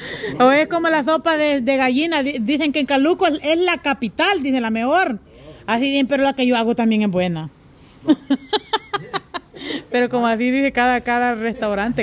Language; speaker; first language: Spanish; native; Spanish